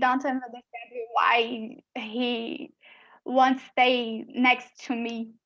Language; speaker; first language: English; non-native, learner; Portuguese